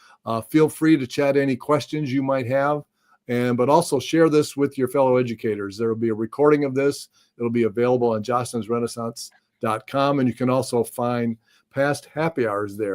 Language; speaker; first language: English; native; English